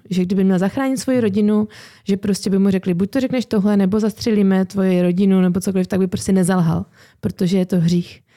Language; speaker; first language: Czech; native; Czech